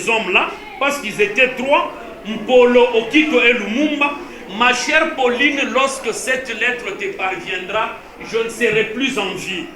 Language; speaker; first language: French; non-native, local second language; Lingala